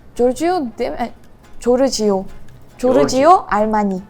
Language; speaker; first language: Turkish; non-native, fluent; Korean